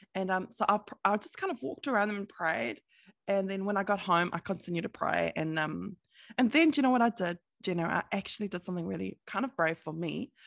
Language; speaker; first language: English; native; English